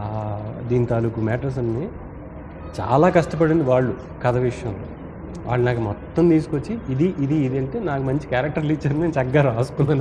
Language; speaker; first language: Telugu; native; Telugu